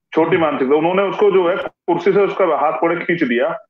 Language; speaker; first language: Hindi; native; Hindi